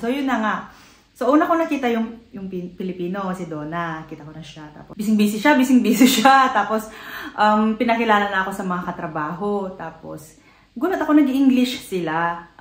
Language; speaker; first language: Filipino; native; Filipino